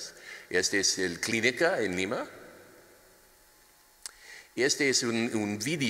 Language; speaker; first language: Spanish; non-native, learner; English